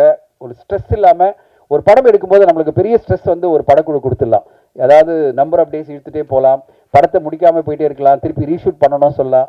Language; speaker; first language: Tamil; native; Tamil